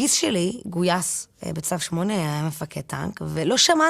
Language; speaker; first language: Hebrew; native; Hebrew